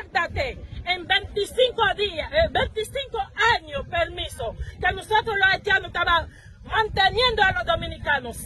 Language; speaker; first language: Spanish; non-native, fluent; Haitian Creole